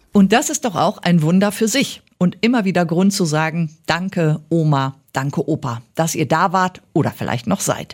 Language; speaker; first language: German; native; German